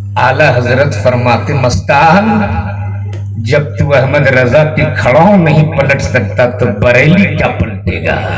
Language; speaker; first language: Hindi; native; Hindi